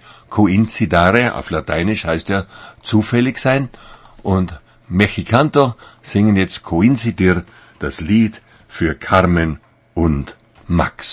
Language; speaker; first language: German; native; German